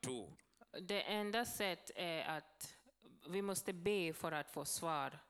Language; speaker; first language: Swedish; non-native, learner; Swahili